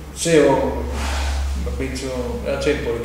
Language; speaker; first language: Italian; non-native, fluent; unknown